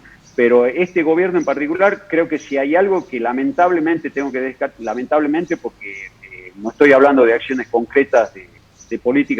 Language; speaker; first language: Spanish; native; Spanish